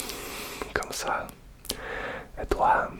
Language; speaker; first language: French; non-native, learner; Russian